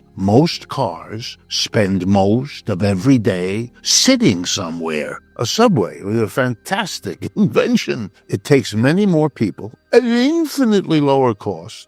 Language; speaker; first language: English; native; English